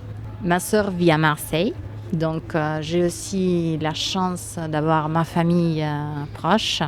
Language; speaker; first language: French; non-native, fluent; Italian